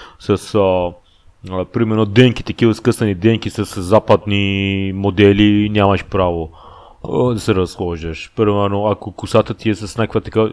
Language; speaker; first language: Bulgarian; non-native, fluent; Persian